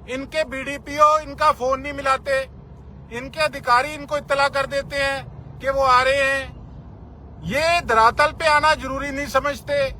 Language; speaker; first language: Hindi; non-native, local second language; Punjabi